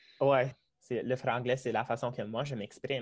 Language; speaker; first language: French; non-native, local second language; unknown